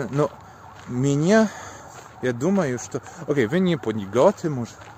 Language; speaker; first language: Russian; non-native, learner; Polish